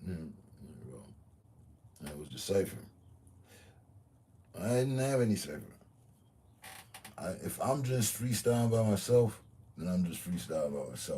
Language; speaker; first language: English; native; English